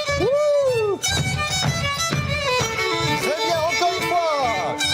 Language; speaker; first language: French; non-native, fluent; English